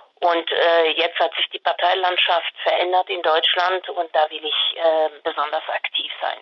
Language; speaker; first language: German; non-native, fluent; French